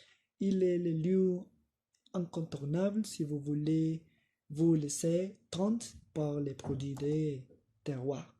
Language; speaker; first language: French; non-native, learner; Spanish